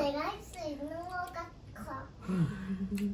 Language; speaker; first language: Korean; early bilingual, heritage; Korean